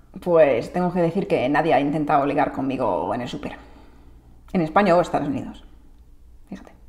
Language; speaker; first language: Spanish; non-native, fluent; English